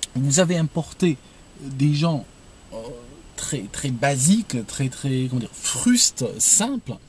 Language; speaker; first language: French; non-native, local second language; Arabic